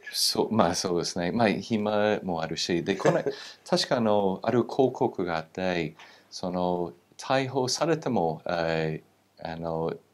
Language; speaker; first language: Japanese; non-native, fluent; English